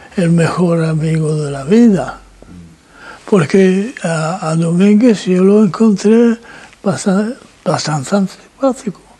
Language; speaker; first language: Spanish; non-native, fluent; Swedish